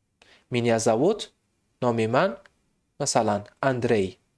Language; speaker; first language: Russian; non-native, fluent; Tajik